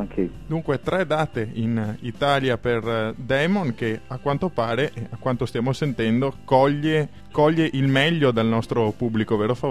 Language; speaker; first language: Italian; native; Italian